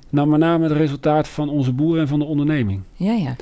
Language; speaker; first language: Dutch; native; Dutch